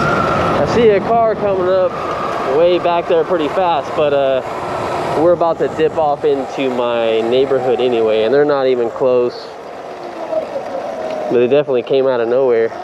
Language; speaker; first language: English; native; English